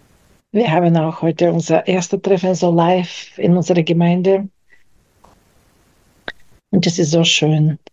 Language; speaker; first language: German; non-native, fluent; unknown